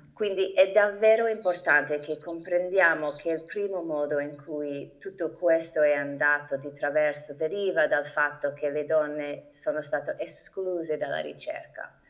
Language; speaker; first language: Italian; non-native, fluent; English